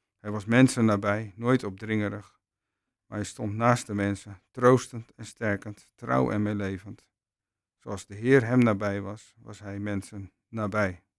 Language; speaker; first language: Dutch; native; Dutch